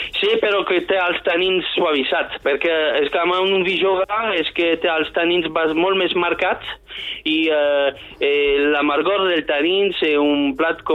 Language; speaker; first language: Catalan; non-native, fluent; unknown